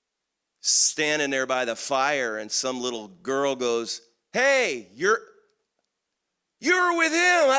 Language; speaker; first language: English; native; English